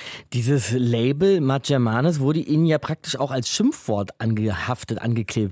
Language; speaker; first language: German; native; German